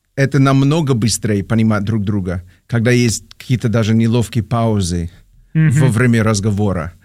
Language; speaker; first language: Russian; non-native, fluent; English